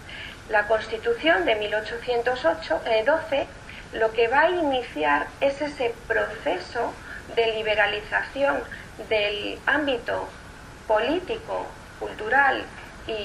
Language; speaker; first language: Spanish; native; Spanish